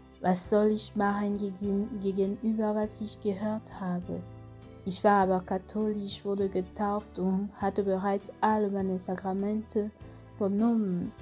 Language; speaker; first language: German; non-native, fluent; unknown